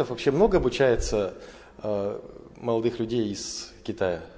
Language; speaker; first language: Russian; native; Russian